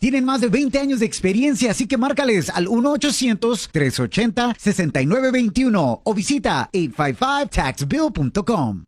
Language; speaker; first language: Spanish; early bilingual, heritage; Spanish